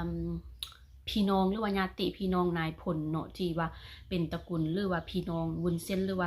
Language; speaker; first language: Thai; non-native, local second language; Northeastern Thai